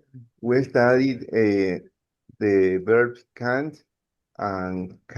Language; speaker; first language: English; non-native, learner; Spanish